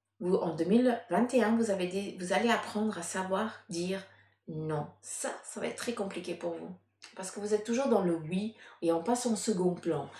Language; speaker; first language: French; early bilingual, other home language; Portuguese